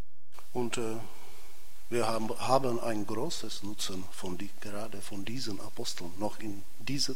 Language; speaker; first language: German; non-native, fluent; Czech